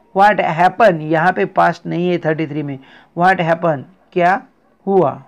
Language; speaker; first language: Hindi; non-native, local second language; Marathi